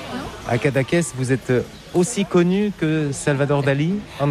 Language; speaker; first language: French; native; French